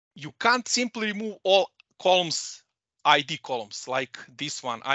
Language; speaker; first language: English; non-native, fluent; Serbian